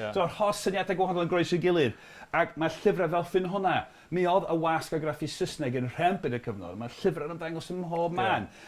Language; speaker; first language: Welsh; non-native, fluent; English